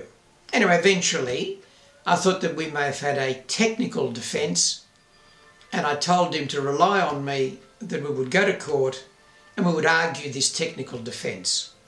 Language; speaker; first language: English; native; English